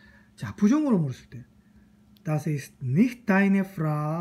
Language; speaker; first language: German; non-native, fluent; Korean